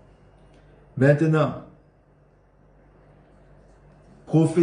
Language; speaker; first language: French; non-native, local second language; Malagasy